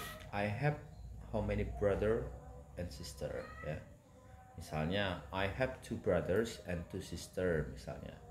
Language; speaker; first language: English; non-native, fluent; Indonesian